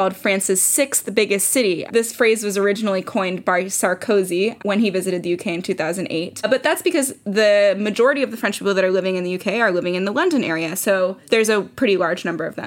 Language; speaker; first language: English; native; English